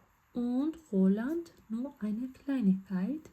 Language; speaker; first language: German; non-native, fluent; Azerbaijani